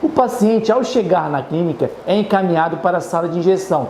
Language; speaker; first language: Portuguese; native; Portuguese